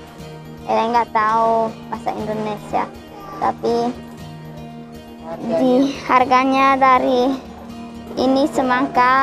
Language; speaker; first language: Indonesian; early bilingual, heritage; German